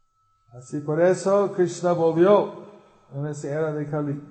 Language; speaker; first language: Spanish; non-native, fluent; English